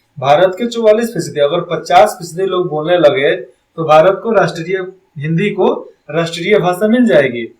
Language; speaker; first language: Hindi; native; Hindi